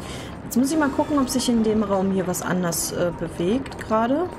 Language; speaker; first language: German; native; German